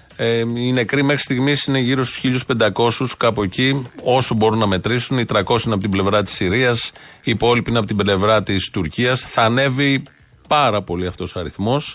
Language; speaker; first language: Greek; native; Greek